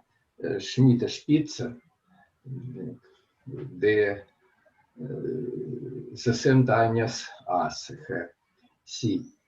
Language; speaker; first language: Spanish; non-native, fluent; Russian